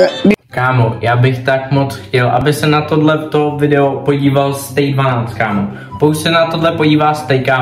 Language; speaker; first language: Czech; native; Czech